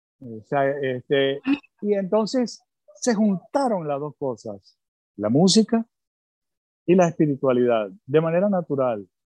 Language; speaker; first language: Spanish; early bilingual, other home language; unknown